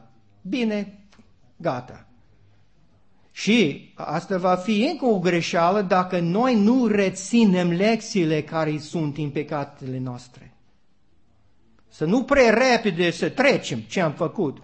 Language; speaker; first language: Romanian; non-native, learner; English